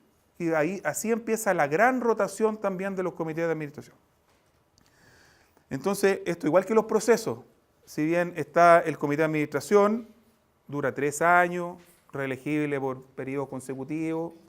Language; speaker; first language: Spanish; native; Spanish